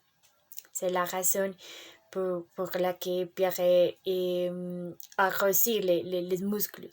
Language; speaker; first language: French; non-native, learner; Spanish